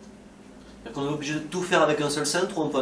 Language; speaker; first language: French; native; French